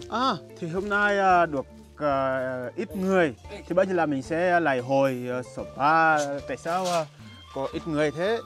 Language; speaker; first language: Vietnamese; non-native, fluent; Portuguese